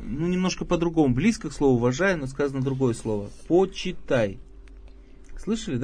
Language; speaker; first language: Russian; native; Russian